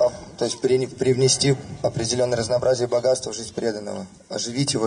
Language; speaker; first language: Russian; native; Russian